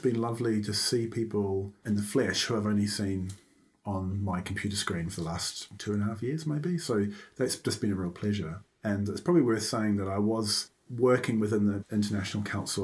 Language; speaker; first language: English; native; English